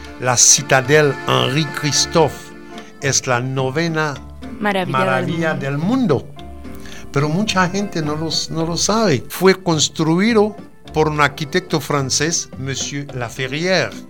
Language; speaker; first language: Spanish; non-native, fluent; Haitian Creole